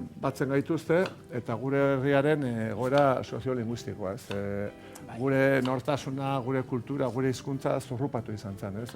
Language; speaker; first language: Basque; non-native, local second language; Spanish